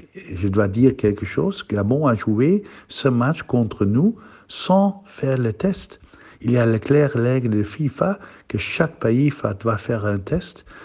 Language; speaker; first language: French; non-native, learner; Dutch